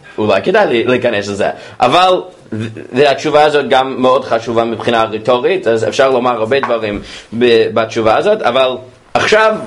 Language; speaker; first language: Hebrew; non-native, fluent; English